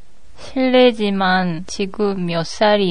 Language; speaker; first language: Korean; non-native, learner; Japanese